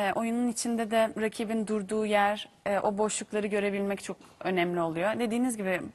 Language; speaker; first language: Turkish; native; Turkish